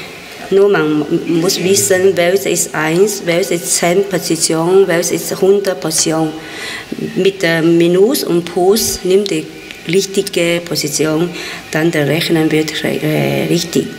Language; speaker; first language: German; non-native, learner; Chinese